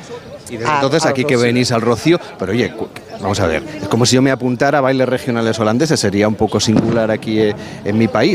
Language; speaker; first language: Spanish; native; Spanish